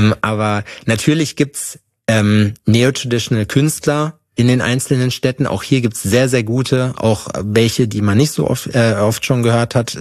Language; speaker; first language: German; native; German